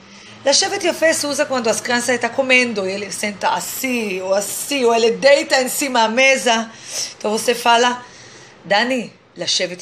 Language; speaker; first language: Portuguese; non-native, fluent; Hebrew